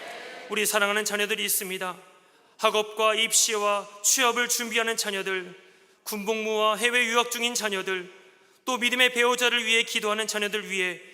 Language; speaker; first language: Korean; native; Korean